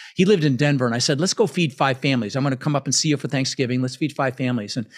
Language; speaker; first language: English; early bilingual, other home language; Dutch